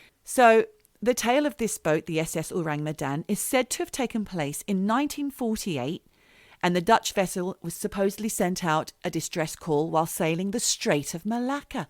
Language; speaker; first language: English; native; English